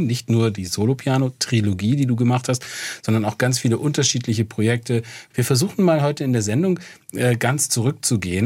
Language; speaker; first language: German; native; German